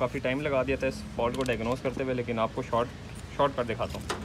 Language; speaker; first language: Urdu; native; Urdu